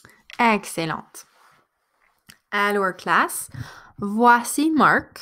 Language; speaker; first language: French; non-native, fluent; English